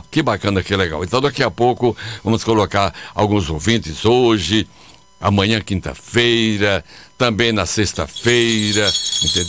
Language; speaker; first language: Portuguese; native; Portuguese